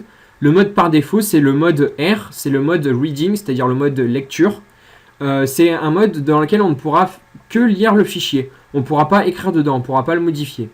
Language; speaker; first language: French; native; French